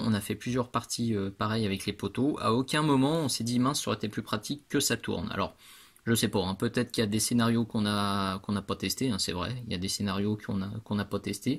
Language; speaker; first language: French; native; French